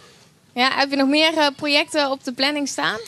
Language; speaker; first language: Dutch; native; Dutch